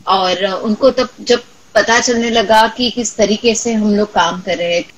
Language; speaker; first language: Hindi; non-native, local second language; Marathi